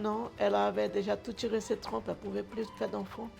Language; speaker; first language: French; non-native, learner; Portuguese